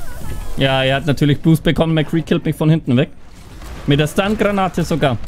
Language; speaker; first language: German; native; German